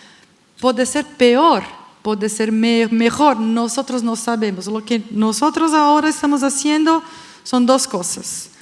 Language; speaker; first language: Spanish; non-native, fluent; Portuguese